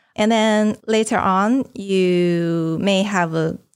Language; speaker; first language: English; non-native, fluent; Chinese